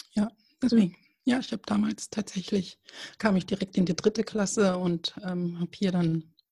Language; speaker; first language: German; early bilingual, other home language; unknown